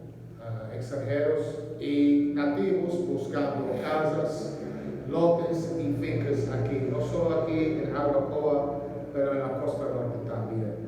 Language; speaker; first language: Spanish; non-native, learner; English